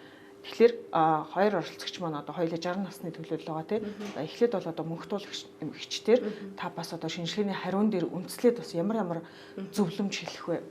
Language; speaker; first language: Mongolian; native; Mongolian